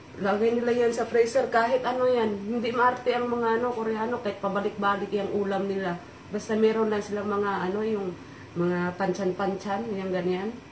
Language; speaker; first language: Filipino; non-native, local second language; Cebuano